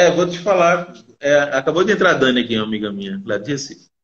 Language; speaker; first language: Portuguese; native; Portuguese